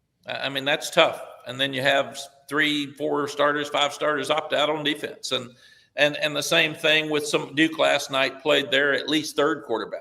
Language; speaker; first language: English; native; English